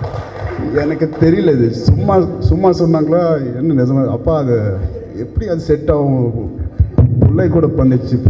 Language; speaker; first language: Tamil; non-native, learner; Telugu